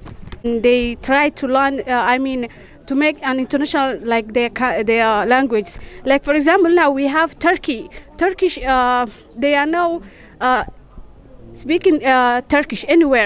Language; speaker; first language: English; non-native, fluent; Somali